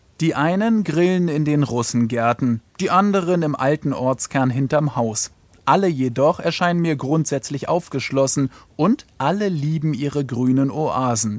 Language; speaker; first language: German; native; German